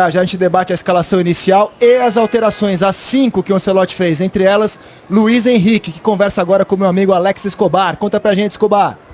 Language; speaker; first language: Portuguese; native; Portuguese